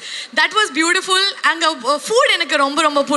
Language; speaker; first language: Tamil; non-native, learner; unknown